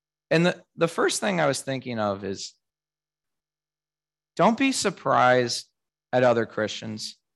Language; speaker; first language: English; native; English